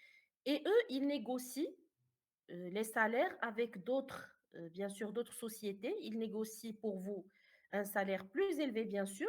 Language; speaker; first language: French; non-native, fluent; Arabic